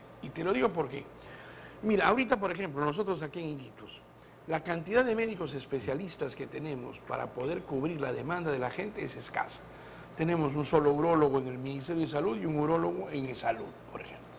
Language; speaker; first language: Spanish; native; Spanish